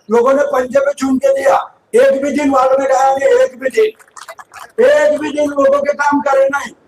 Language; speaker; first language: Hindi; non-native, local second language; Marathi